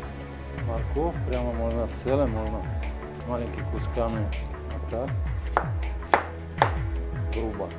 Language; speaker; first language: Russian; non-native, fluent; Italian